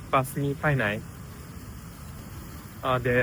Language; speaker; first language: Thai; non-native, learner; Japanese